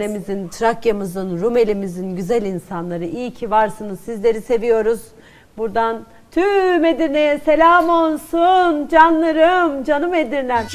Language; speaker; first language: Turkish; native; Turkish